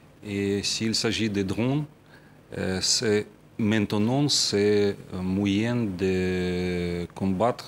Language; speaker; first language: French; non-native, fluent; Ukrainian